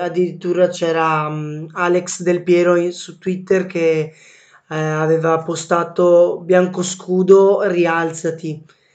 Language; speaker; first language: Italian; native; Italian